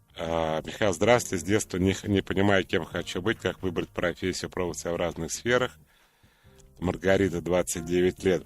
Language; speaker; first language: Russian; native; Russian